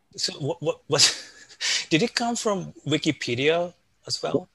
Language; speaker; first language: English; non-native, fluent; Japanese